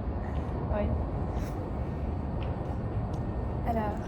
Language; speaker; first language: French; non-native, learner; English